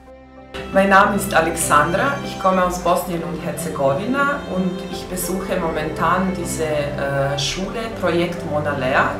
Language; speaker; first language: German; non-native, fluent; Bosnian